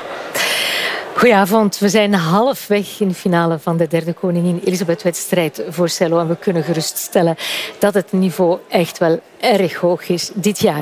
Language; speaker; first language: Dutch; native; Dutch